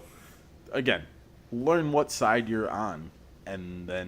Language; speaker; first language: English; native; English